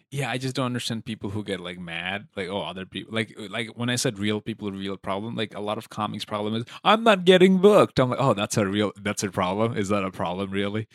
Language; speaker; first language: English; non-native, local second language; Bangla